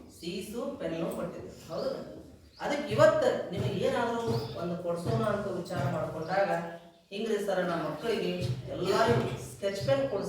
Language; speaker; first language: Kannada; native; Kannada